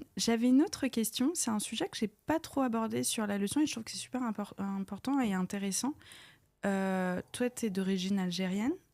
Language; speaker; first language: French; native; French